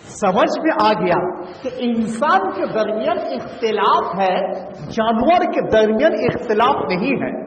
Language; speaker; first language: Urdu; non-native, local second language; Bangla